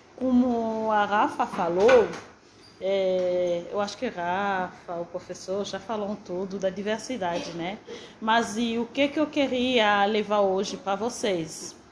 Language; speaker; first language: Portuguese; non-native, fluent; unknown